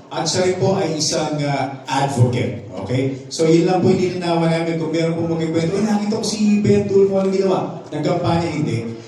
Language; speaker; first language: Filipino; native; Filipino